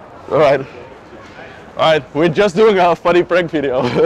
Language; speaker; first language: English; non-native, fluent; Dutch